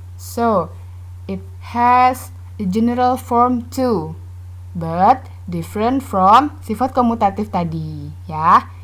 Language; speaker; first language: English; non-native, learner; Indonesian